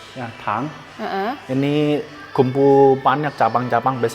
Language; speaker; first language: Indonesian; non-native, learner; Chinese